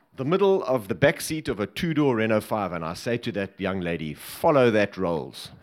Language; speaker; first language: English; native; English